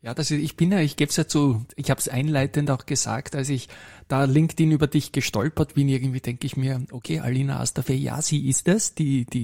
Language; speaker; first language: German; native; German